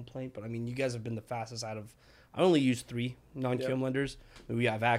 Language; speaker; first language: English; early bilingual, other home language; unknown